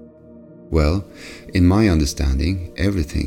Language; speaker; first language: English; non-native, fluent; Swedish